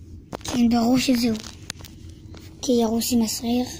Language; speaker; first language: Hebrew; native; Hebrew